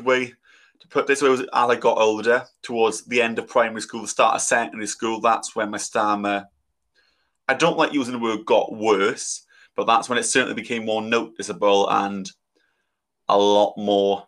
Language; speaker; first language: English; native; English